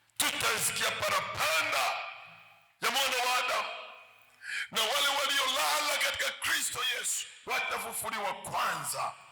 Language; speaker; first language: Swahili; native; Swahili